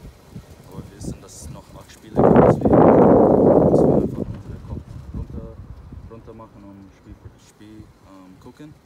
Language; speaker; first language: German; non-native, fluent; English